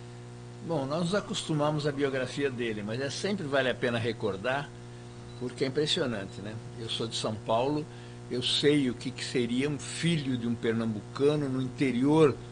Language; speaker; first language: Portuguese; native; Portuguese